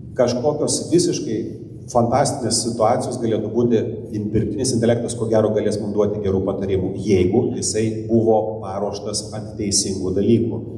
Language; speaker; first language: Lithuanian; non-native, local second language; Polish